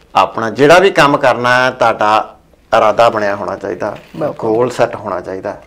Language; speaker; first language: Punjabi; native; Punjabi